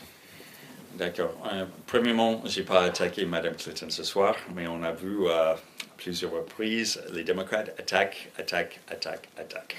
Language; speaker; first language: French; non-native, fluent; English